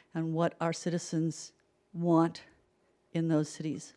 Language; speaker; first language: English; native; English